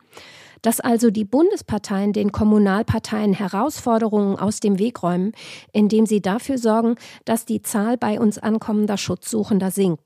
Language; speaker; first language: German; native; German